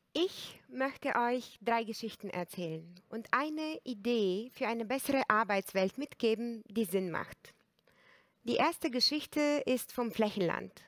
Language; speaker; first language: German; non-native, fluent; Bulgarian